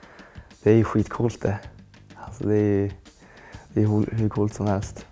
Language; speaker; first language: Swedish; native; Swedish